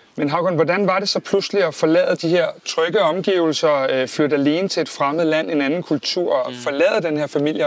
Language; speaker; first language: Danish; native; Danish